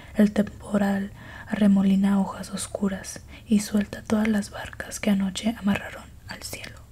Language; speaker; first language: Spanish; early bilingual, heritage; Spanish